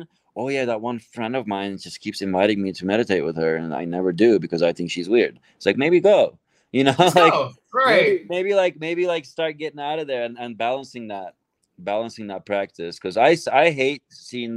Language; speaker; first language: English; non-native, fluent; Turkish